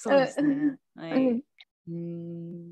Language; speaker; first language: Japanese; non-native, learner; English